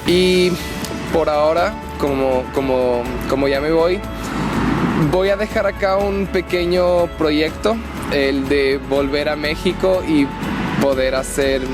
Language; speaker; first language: Spanish; non-native, learner; Portuguese